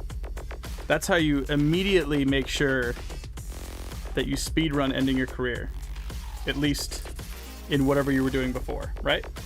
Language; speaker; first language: English; native; English